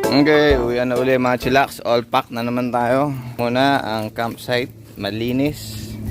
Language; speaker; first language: Filipino; native; Filipino